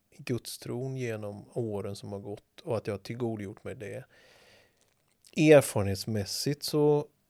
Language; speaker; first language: Swedish; native; Swedish